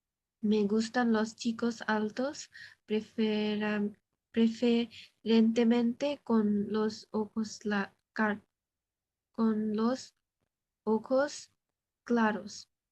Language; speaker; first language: Spanish; non-native, learner; Bangla